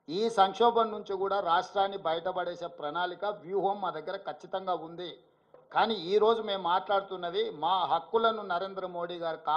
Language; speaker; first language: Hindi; non-native, local second language; Telugu